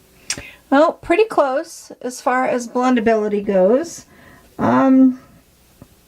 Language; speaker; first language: English; native; English